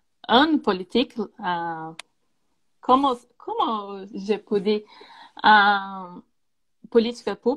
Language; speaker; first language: French; non-native, learner; Portuguese